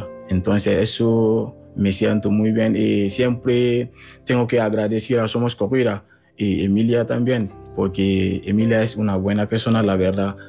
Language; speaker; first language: Spanish; non-native, learner; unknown